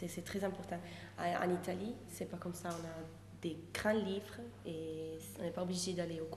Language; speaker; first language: French; non-native, learner; Italian